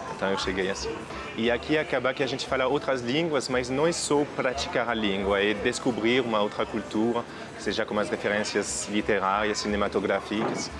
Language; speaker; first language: Portuguese; non-native, fluent; French